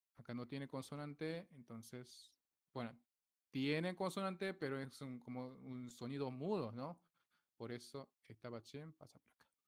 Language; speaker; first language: Spanish; non-native, fluent; Korean